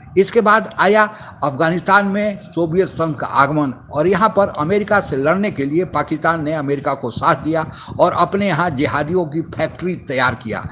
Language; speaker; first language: Hindi; native; Hindi